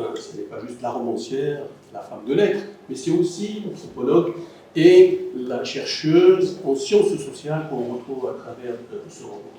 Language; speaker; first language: French; non-native, local second language; Arabic